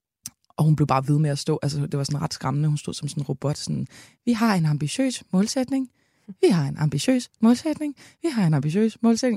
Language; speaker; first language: Danish; native; Danish